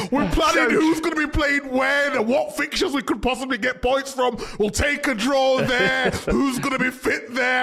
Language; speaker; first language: English; native; English